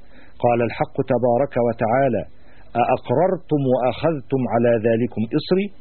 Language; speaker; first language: Arabic; native; Arabic